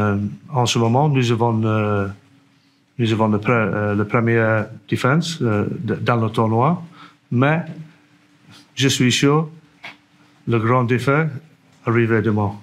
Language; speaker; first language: French; non-native, learner; English